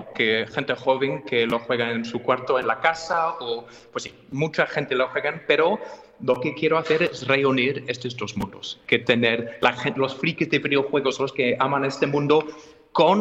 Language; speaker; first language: Spanish; non-native, fluent; English